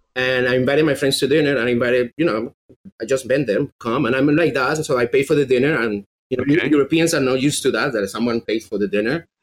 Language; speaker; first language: English; non-native, fluent; Spanish